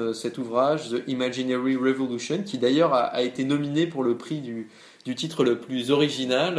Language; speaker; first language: French; native; French